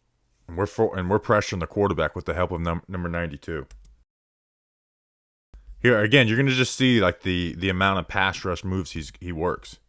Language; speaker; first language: English; native; English